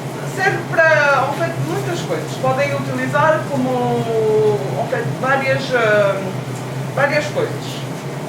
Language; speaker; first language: Portuguese; early bilingual, heritage; Portuguese